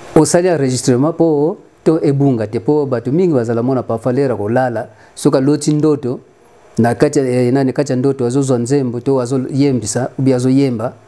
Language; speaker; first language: Lingala; non-native, local second language; Kituba (Democratic Republic of Congo)